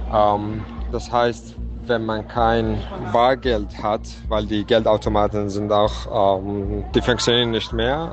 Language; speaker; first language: German; non-native, fluent; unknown